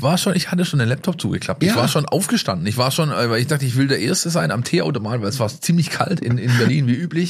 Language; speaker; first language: German; native; German